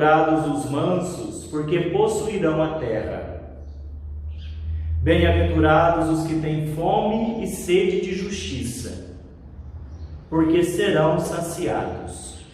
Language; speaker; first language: Portuguese; native; Portuguese